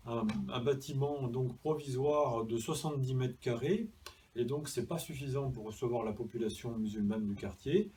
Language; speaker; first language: French; native; French